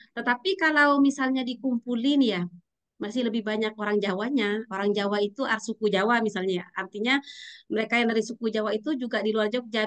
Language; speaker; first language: Indonesian; native; Indonesian